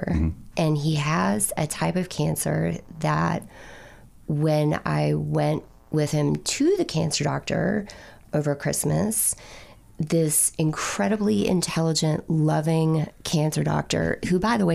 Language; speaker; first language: English; native; English